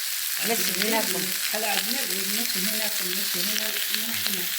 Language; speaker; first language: Arabic; native; Arabic